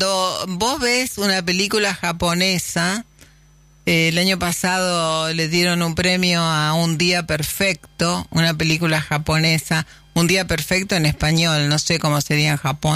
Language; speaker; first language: Spanish; native; Spanish